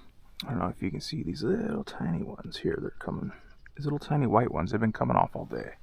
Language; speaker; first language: English; native; English